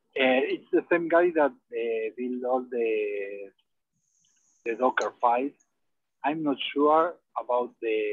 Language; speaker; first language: English; non-native, learner; Spanish